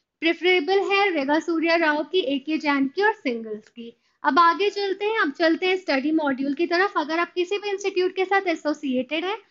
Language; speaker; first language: Hindi; native; Hindi